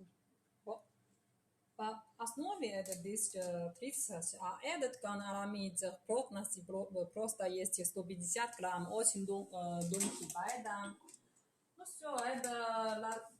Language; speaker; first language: Russian; non-native, learner; Chinese